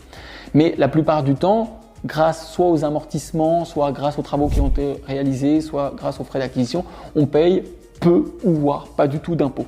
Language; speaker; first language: French; native; French